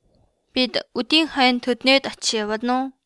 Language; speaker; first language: Mongolian; non-native, learner; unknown